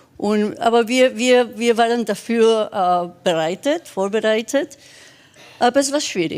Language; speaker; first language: German; non-native, fluent; Spanish